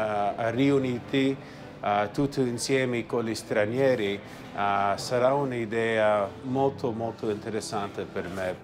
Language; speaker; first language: Italian; early bilingual, heritage; Italian